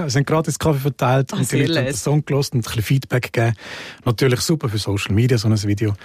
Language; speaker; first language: German; native; German